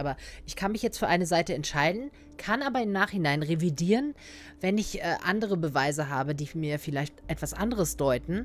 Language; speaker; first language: German; native; German